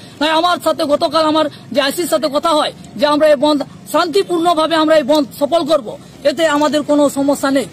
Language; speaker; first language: Bangla; non-native, local second language; Santali